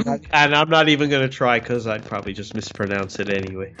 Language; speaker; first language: English; native; English